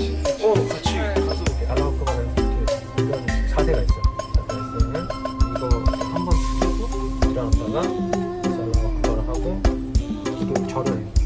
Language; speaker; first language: Korean; non-native, fluent; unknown